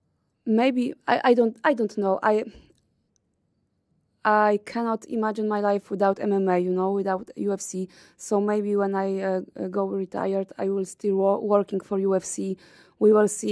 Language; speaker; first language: English; non-native, learner; Polish